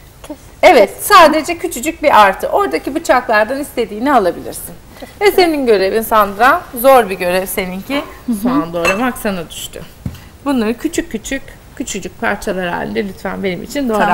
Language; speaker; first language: Turkish; native; Turkish